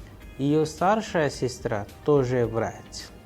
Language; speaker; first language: Russian; non-native, fluent; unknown